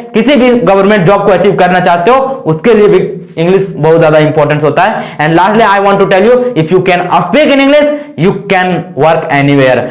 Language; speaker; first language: Hindi; native; Hindi